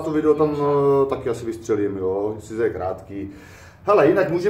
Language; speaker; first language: Czech; native; Czech